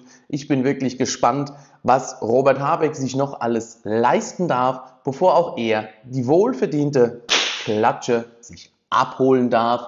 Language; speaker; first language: German; native; German